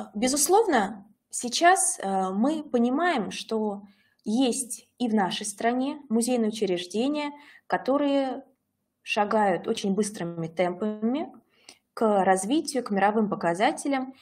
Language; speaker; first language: Russian; native; Russian